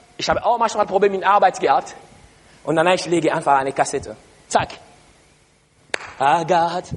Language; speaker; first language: German; non-native, learner; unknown